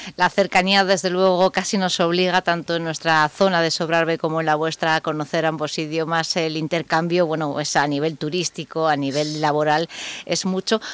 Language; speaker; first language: Spanish; native; Spanish